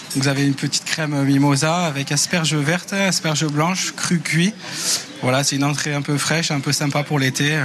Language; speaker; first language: French; native; French